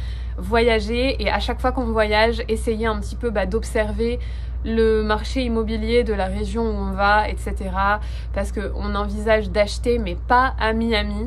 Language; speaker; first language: French; native; French